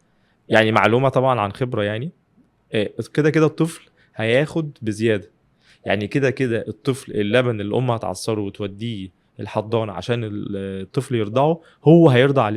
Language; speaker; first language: Arabic; native; Arabic